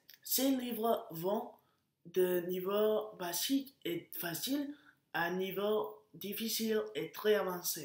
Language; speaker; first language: French; non-native, learner; Spanish